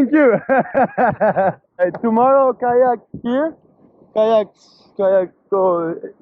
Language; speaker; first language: English; non-native, learner; French